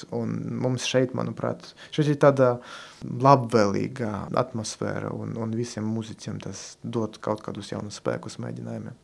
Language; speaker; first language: Latvian; non-native, local second language; Russian